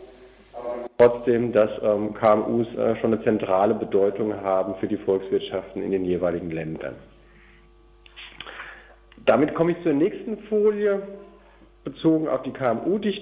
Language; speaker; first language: German; native; German